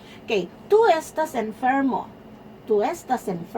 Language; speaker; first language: Spanish; non-native, fluent; Filipino